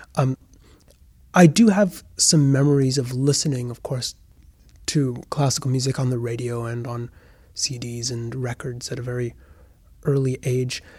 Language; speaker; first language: English; native; English